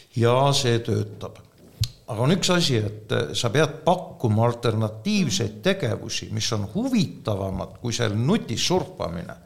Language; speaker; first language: Estonian; native; Estonian